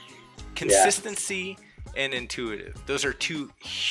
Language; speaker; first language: English; native; English